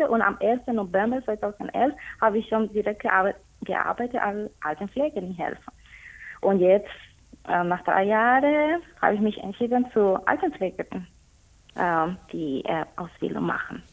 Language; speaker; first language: German; non-native, learner; Spanish